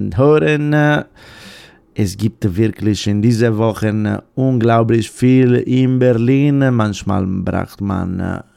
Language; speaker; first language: German; non-native, fluent; Italian